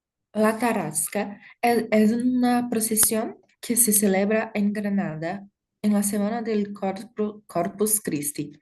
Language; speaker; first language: Spanish; non-native, learner; Portuguese